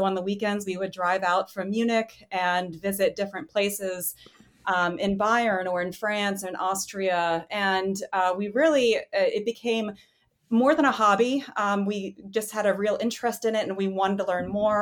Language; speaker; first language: English; native; English